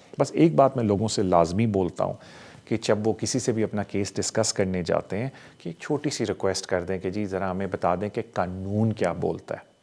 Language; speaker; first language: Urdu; native; Urdu